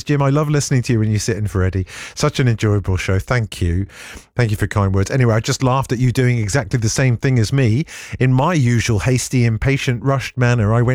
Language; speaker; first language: English; native; English